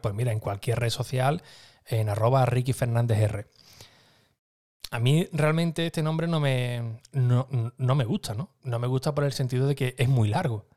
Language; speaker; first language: Spanish; native; Spanish